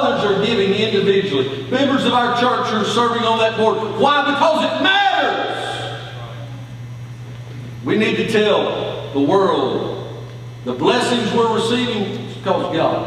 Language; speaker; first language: English; native; English